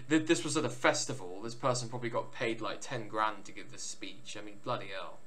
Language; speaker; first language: English; native; English